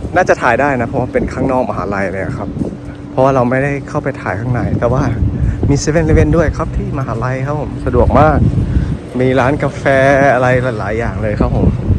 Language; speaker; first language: Thai; native; Thai